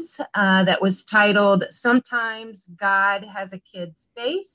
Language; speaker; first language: English; native; English